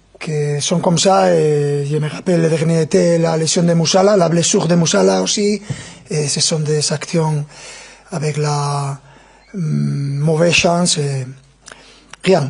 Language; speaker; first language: French; non-native, fluent; Spanish